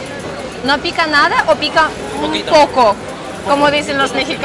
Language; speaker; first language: Spanish; non-native, fluent; Russian